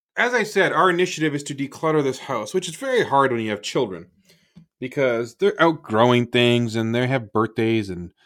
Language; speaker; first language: English; native; English